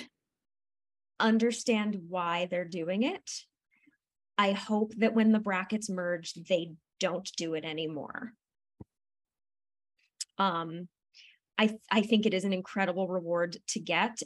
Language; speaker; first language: English; native; English